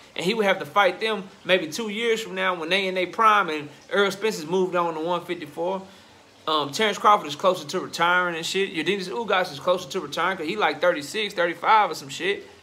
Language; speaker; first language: English; native; English